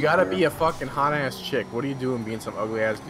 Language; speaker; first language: English; native; English